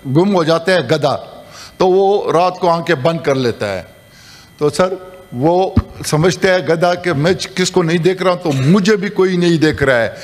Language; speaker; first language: Urdu; native; Urdu